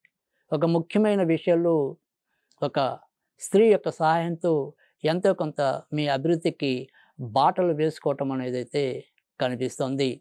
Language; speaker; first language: Telugu; native; Telugu